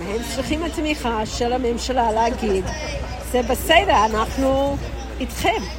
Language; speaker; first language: Hebrew; non-native, fluent; English